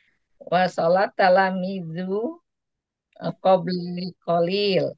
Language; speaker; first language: Arabic; non-native, learner; Indonesian